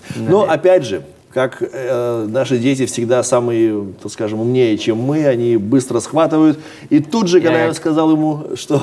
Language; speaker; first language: Russian; native; Russian